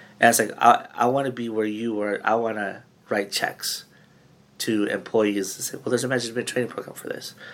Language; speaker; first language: English; early bilingual, other home language; Filipino